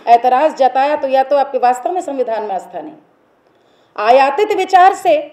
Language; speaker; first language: Hindi; native; Hindi